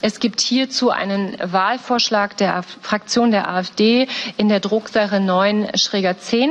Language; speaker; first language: German; native; German